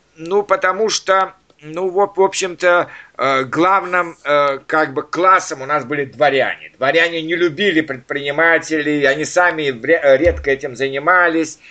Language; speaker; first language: Russian; native; Russian